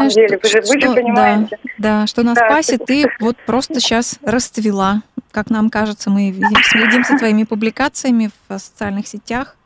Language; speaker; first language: Russian; native; Russian